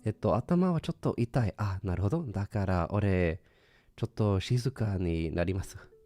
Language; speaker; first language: Japanese; non-native, learner; English